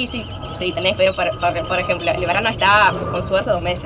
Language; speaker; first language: Spanish; non-native, fluent; Russian